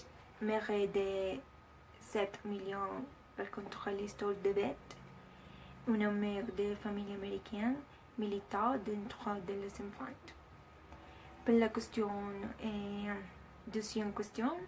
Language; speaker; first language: French; non-native, learner; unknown